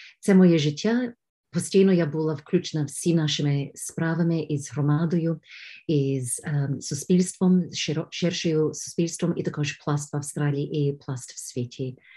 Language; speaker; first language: Ukrainian; early bilingual, heritage; Ukrainian